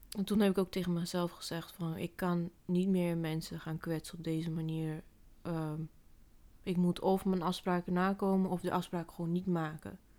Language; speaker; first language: Dutch; early bilingual, other home language; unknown